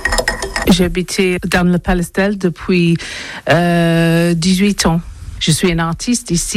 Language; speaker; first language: French; non-native, learner; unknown